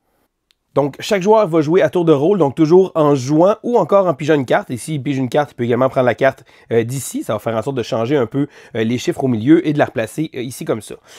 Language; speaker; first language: French; native; French